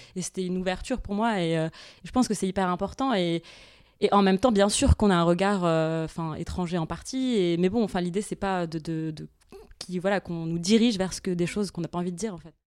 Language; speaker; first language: French; non-native, local second language; Arabic